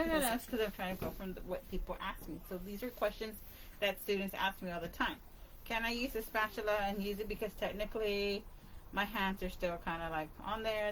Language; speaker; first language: English; native; English